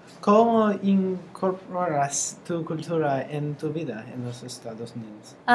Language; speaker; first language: Spanish; non-native, learner; English